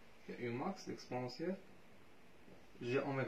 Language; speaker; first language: French; non-native, local second language; Arabic